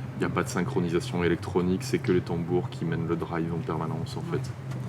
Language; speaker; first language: French; native; French